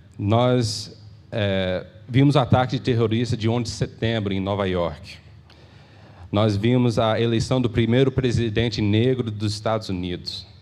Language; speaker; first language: Portuguese; early bilingual, heritage; English